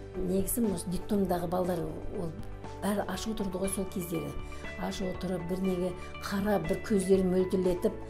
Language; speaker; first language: Kazakh; non-native, local second language; Uzbek